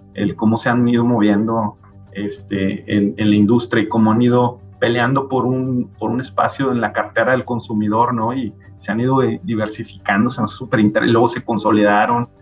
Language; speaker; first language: Spanish; native; Spanish